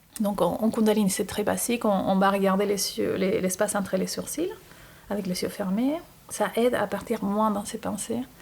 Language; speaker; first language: French; non-native, fluent; Spanish